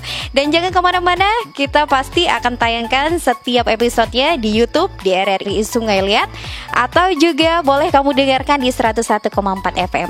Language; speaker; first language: Indonesian; native; Indonesian